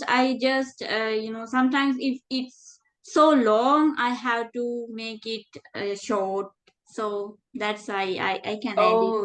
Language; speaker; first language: English; non-native, fluent; Sinhala